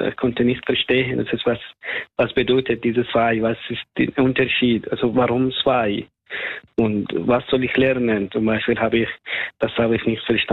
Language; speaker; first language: German; non-native, fluent; Persian